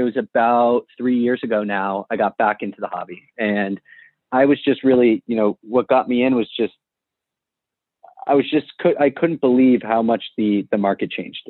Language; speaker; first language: English; native; English